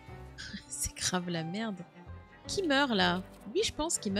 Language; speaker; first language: French; native; French